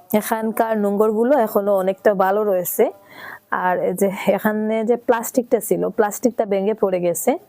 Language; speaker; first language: Bangla; non-native, local second language; Sylheti